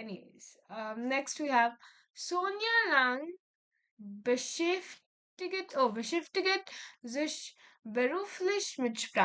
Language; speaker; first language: German; non-native, learner; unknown